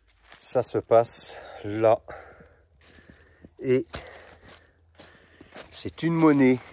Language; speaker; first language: French; native; French